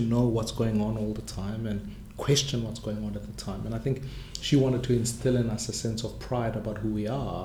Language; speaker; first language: English; non-native, local second language; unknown